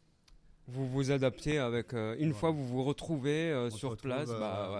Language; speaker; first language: French; native; French